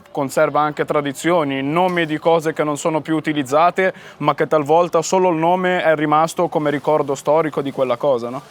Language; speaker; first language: Italian; early bilingual, other home language; Arabic